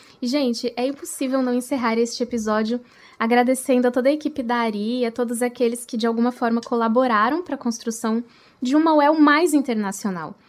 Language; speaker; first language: Portuguese; native; Portuguese